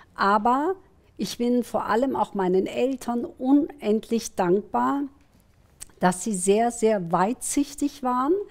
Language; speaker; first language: German; early bilingual, other home language; Kurdish